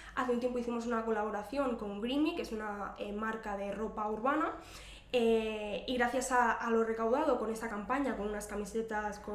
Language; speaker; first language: Spanish; native; Spanish